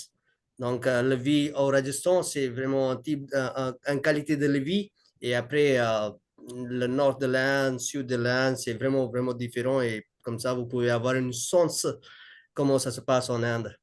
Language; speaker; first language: French; non-native, learner; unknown